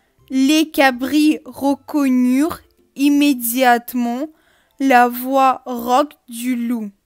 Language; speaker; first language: French; non-native, fluent; Russian